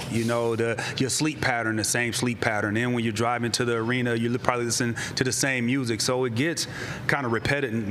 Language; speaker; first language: English; native; English